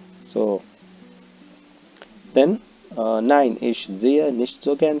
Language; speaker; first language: German; non-native, fluent; Hindi